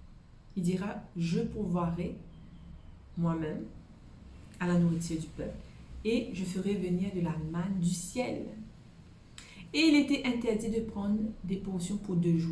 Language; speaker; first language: French; native; French